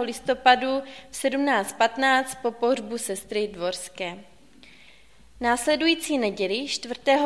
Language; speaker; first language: Czech; native; Czech